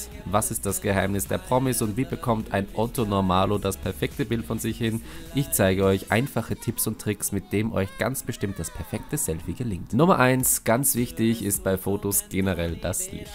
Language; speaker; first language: German; native; German